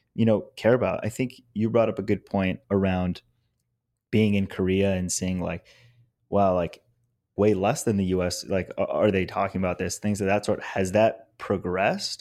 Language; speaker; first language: English; native; English